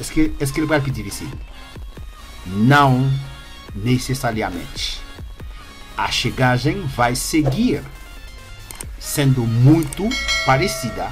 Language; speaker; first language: Portuguese; non-native, learner; Haitian Creole